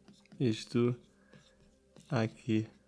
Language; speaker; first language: Portuguese; non-native, learner; German